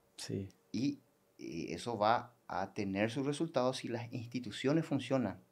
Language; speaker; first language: Spanish; native; Spanish